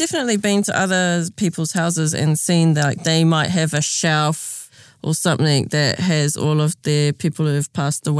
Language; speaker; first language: English; native; English